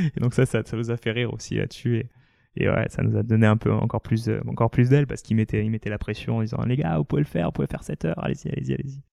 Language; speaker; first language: French; native; French